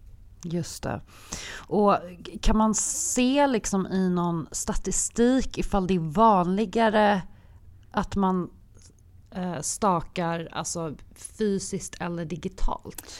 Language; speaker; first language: Swedish; native; Swedish